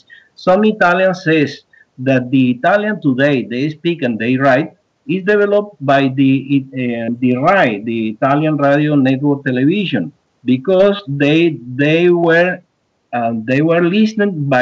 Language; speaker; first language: English; early bilingual, other home language; Spanish